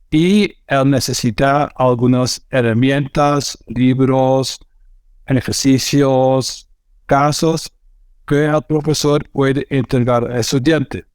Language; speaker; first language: Spanish; non-native, fluent; Dutch